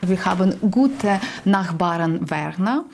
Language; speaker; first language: German; non-native, learner; Ukrainian